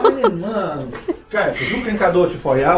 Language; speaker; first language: Dutch; non-native, learner; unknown